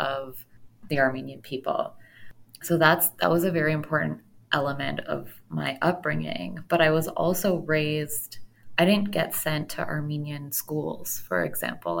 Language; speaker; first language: English; native; English